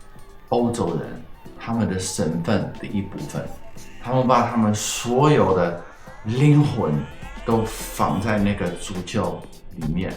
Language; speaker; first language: Chinese; non-native, fluent; Dutch